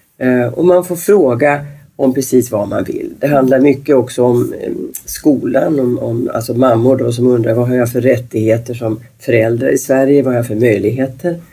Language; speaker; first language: Swedish; native; Swedish